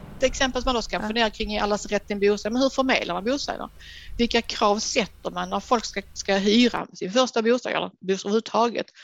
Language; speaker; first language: Swedish; native; Swedish